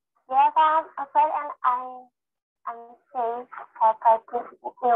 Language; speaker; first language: English; non-native, learner; Indonesian